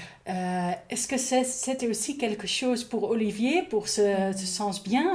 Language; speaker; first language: French; non-native, learner; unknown